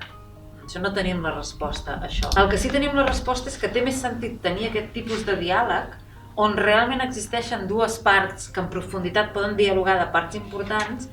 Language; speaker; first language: Catalan; native; Catalan